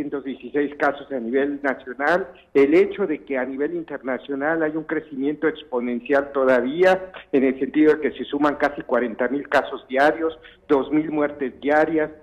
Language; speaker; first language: Spanish; native; Spanish